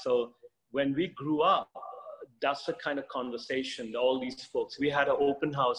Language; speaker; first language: English; non-native, local second language; Bangla